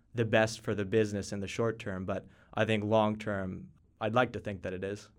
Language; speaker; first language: English; native; English